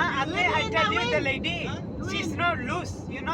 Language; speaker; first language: English; non-native, learner; Hiligaynon